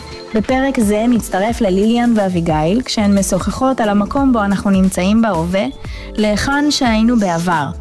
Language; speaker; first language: Hebrew; native; Hebrew